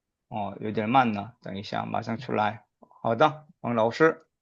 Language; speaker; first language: Chinese; non-native, fluent; Korean